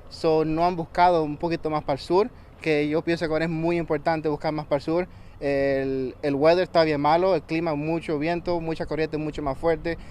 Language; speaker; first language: Spanish; early bilingual, other home language; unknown